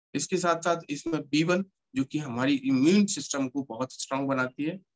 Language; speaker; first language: Hindi; native; Hindi